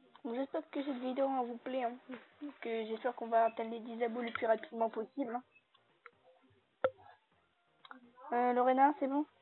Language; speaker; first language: French; native; French